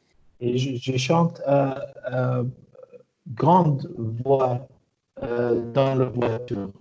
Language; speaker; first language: French; non-native, learner; Arabic